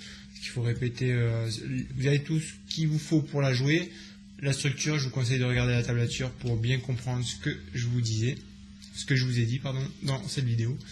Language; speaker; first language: French; native; French